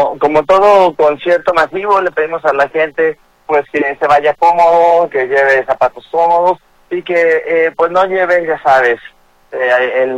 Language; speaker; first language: Spanish; native; Spanish